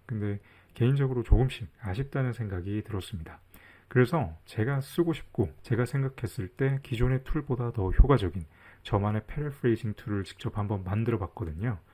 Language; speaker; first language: Korean; native; Korean